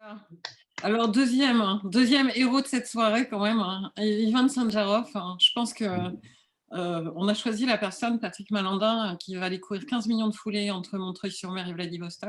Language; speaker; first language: French; native; French